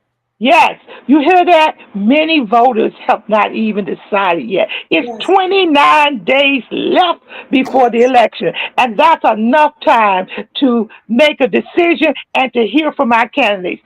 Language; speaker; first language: English; native; English